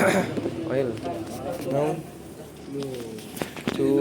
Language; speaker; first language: English; non-native, learner; Indonesian